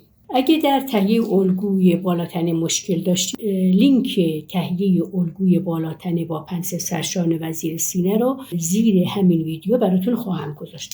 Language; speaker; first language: Persian; native; Persian